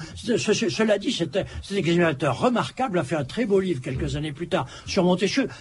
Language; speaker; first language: French; native; French